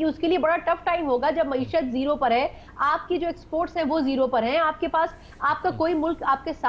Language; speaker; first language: Urdu; native; Urdu